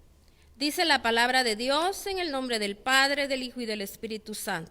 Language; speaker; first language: Spanish; native; Spanish